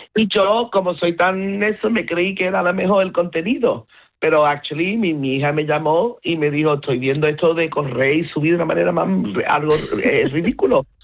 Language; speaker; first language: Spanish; non-native, local second language; Hindi